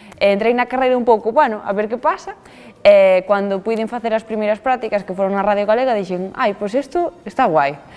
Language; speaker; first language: Galician; native; Galician